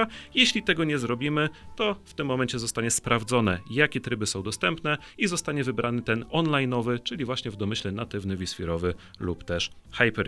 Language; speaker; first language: Polish; native; Polish